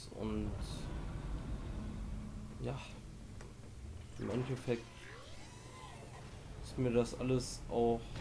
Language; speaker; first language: German; native; German